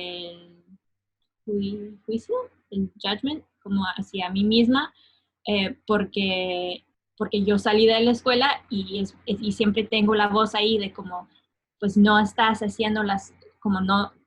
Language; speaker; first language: Spanish; non-native, fluent; English